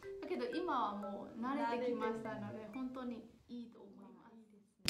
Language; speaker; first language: Japanese; non-native, fluent; Burmese